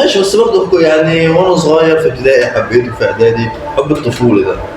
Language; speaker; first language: Arabic; native; Arabic